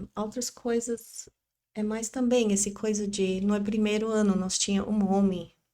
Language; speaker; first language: Portuguese; non-native, learner; English